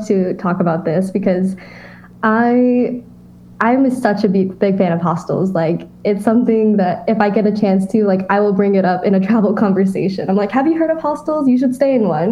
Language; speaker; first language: English; native; English